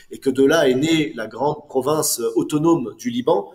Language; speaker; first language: French; native; French